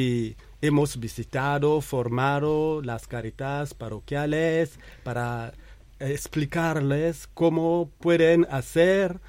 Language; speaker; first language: Spanish; non-native, fluent; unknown